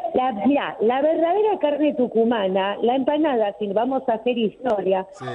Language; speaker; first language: Spanish; native; Spanish